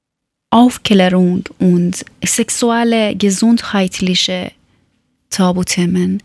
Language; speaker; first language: German; non-native, learner; Persian